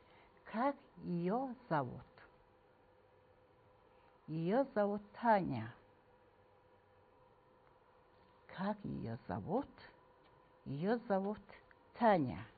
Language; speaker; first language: Russian; non-native, fluent; Mongolian